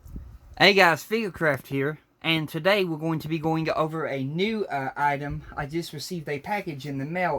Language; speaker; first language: English; native; English